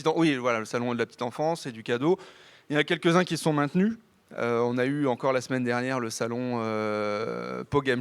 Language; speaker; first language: French; native; French